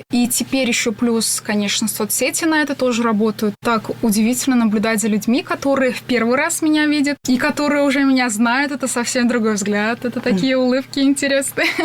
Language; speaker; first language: Russian; non-native, local second language; Chuvash